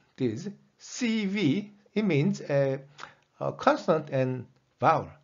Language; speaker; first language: English; non-native, fluent; Korean